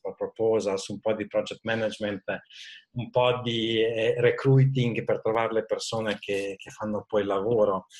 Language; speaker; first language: Italian; native; Italian